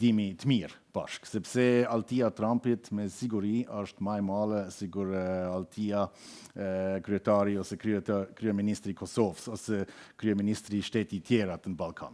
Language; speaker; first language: Albanian; non-native, learner; German